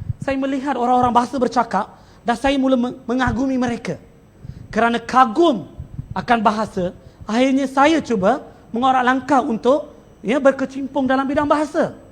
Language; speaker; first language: Malay; non-native, local second language; Tamil